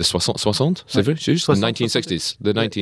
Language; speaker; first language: French; non-native, learner; English